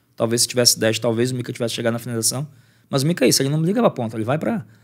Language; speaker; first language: Portuguese; native; Portuguese